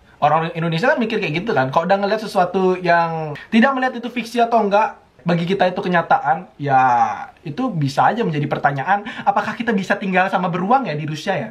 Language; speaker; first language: Indonesian; native; Indonesian